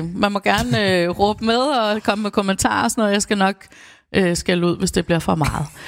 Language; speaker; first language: Danish; native; Danish